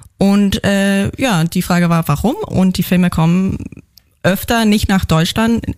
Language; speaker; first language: German; non-native, fluent; English